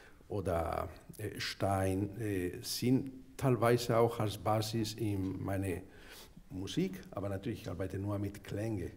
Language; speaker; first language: German; non-native, fluent; Spanish